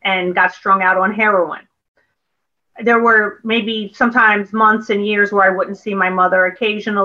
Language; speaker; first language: English; native; English